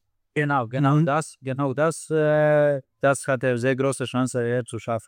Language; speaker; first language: German; non-native, fluent; Slovenian